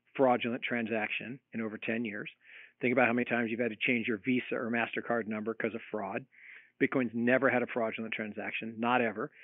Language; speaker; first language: English; native; English